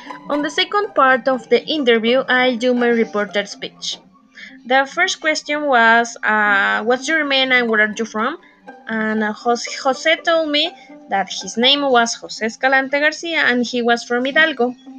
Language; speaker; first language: English; non-native, learner; Spanish